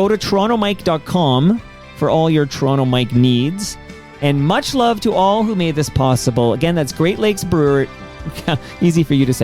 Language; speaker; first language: English; native; English